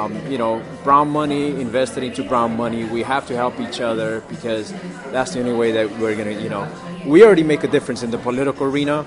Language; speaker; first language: English; early bilingual, other home language; Spanish